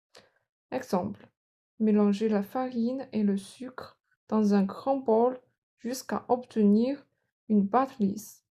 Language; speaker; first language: French; non-native, fluent; Chinese